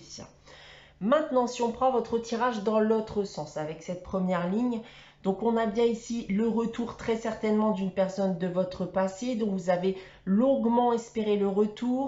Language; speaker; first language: French; native; French